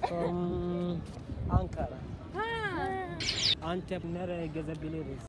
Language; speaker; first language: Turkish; non-native, learner; Swahili